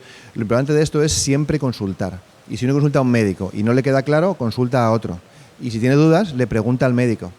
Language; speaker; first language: Spanish; native; Spanish